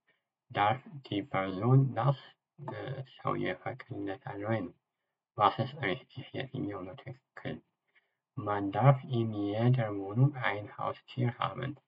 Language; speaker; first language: German; non-native, fluent; Amharic